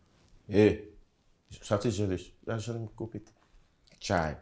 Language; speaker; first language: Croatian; non-native, learner; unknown